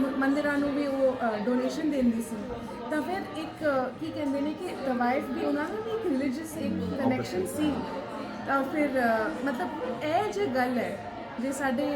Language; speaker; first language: Punjabi; non-native, local second language; Hindi